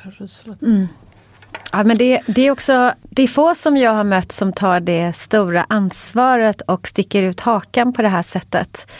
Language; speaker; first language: Swedish; native; Swedish